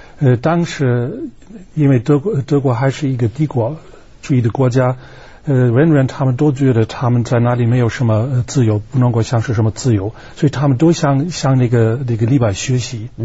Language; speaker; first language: Chinese; non-native, fluent; German